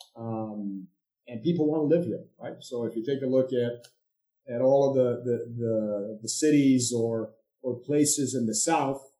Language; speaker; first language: English; non-native, fluent; Arabic